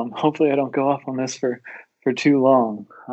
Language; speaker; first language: English; native; English